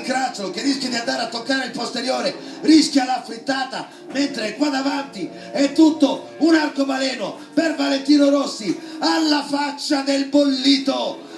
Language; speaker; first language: Italian; native; Italian